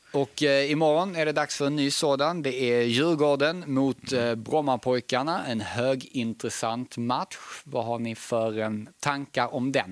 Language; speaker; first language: Swedish; native; Swedish